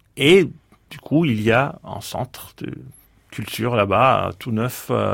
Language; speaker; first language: French; non-native, fluent; Greek